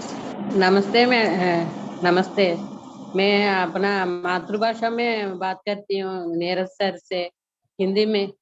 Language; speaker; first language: Hindi; non-native, local second language; Telugu